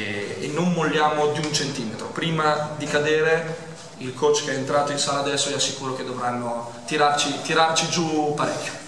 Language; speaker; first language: Italian; native; Italian